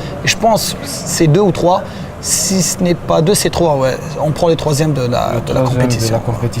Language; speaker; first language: French; non-native, local second language; Arabic